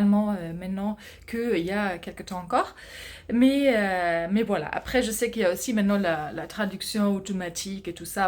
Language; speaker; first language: French; non-native, fluent; German